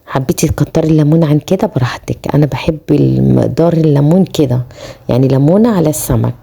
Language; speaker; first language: Arabic; native; Arabic